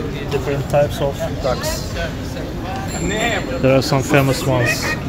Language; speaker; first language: English; non-native, fluent; Turkish